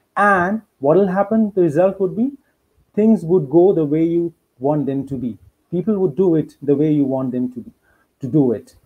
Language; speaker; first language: English; non-native, local second language; Hindi